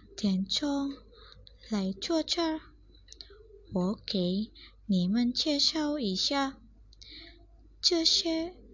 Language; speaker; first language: Chinese; non-native, learner; Indonesian